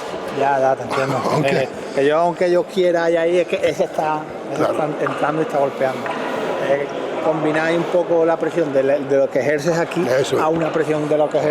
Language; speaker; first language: Spanish; native; Spanish